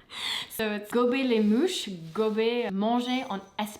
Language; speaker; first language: French; non-native, fluent; English